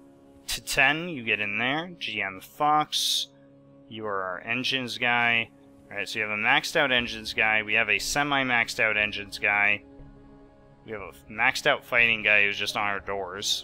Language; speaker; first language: English; native; English